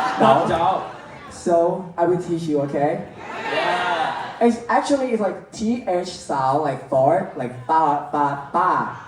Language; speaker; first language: English; non-native, learner; Thai